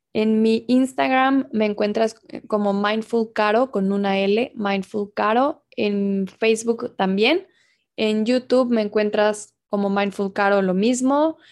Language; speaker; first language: Spanish; native; Spanish